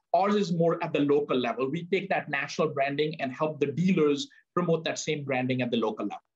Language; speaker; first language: English; non-native, local second language; Punjabi